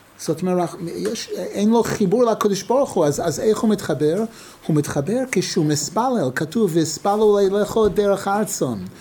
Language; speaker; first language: Hebrew; non-native, fluent; English